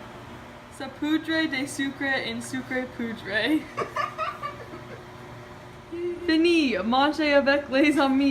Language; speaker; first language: French; non-native, learner; English